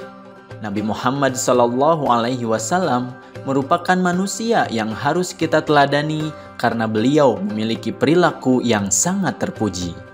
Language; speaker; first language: Indonesian; native; Indonesian